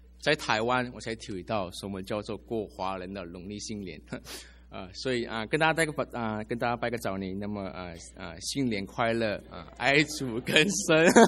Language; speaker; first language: Chinese; native; Chinese